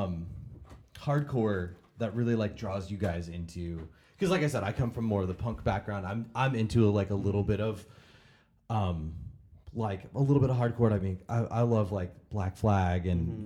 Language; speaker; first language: English; native; English